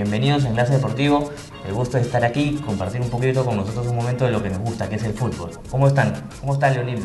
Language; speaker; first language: Spanish; native; Spanish